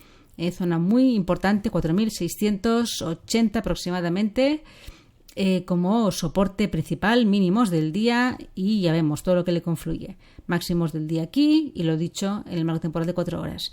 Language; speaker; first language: Spanish; native; Spanish